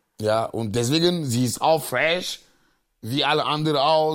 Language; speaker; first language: German; non-native, fluent; Ewe